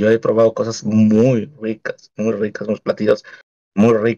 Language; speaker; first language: Spanish; native; Spanish